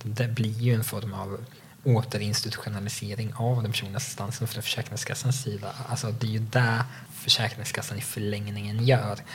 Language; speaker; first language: Swedish; native; Swedish